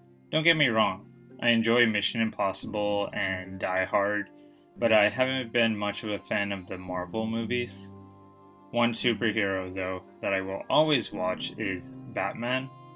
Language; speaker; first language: English; native; English